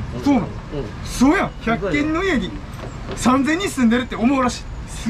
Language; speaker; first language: Japanese; native; Japanese